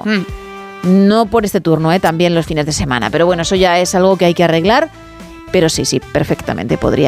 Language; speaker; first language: Spanish; native; Spanish